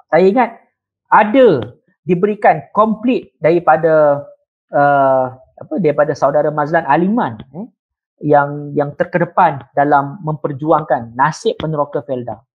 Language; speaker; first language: Malay; native; Malay